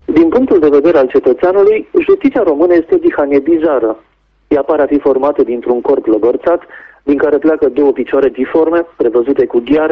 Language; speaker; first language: Romanian; native; Romanian